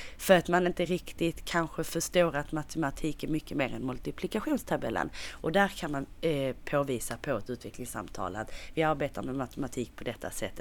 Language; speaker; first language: Swedish; native; Swedish